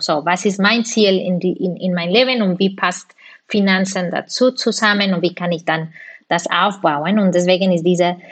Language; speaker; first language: German; non-native, fluent; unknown